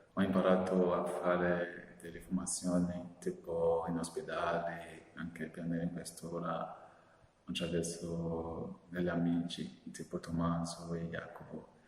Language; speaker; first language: Italian; non-native, fluent; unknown